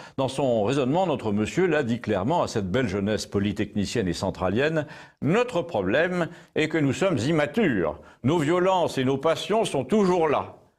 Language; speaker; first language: French; native; French